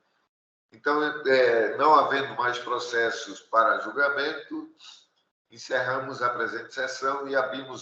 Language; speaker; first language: Portuguese; native; Portuguese